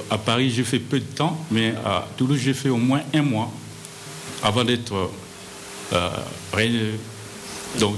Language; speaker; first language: French; non-native, local second language; Lingala